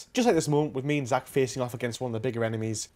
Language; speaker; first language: English; native; English